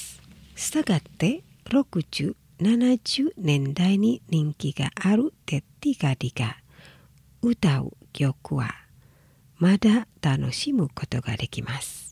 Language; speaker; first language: Japanese; non-native, fluent; Indonesian